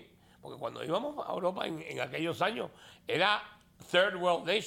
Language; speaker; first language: Spanish; native; Spanish